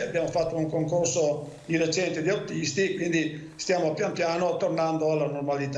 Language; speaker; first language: Italian; native; Italian